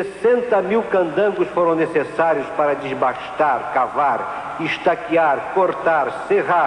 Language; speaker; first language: Portuguese; native; Portuguese